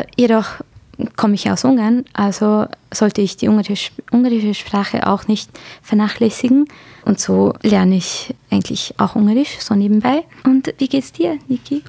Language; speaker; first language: German; early bilingual, other home language; Hungarian